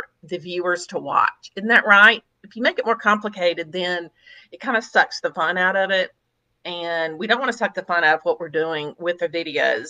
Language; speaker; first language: English; native; English